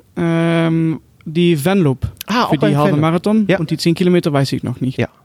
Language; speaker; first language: German; non-native, learner; Dutch